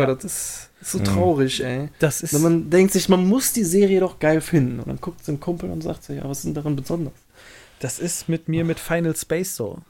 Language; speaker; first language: German; native; German